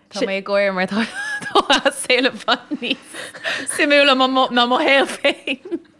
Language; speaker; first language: Irish; non-native, local second language; English